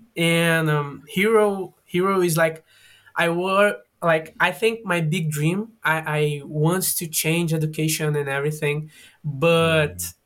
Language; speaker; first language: English; non-native, learner; Portuguese